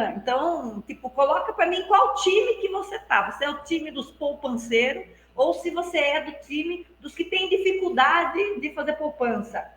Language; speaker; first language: Portuguese; native; Portuguese